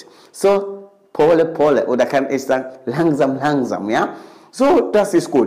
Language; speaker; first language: German; non-native, fluent; Swahili